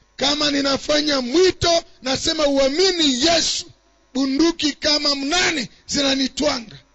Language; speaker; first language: Swahili; non-native, local second language; Nande